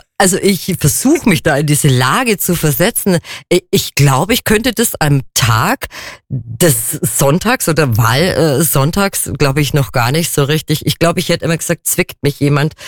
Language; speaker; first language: German; native; German